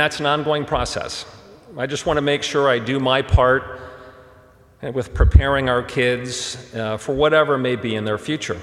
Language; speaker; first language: English; early bilingual, other home language; German